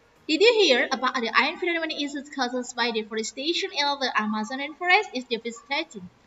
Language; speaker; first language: English; non-native, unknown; Indonesian